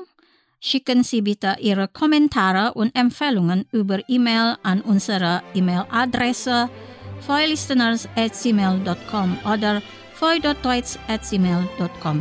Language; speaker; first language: German; non-native, fluent; Indonesian